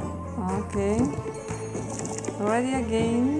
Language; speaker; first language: English; non-native, fluent; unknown